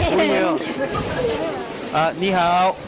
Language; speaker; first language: Korean; native; Korean